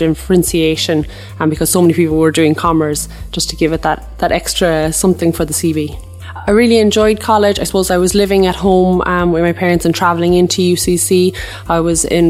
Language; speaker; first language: English; native; English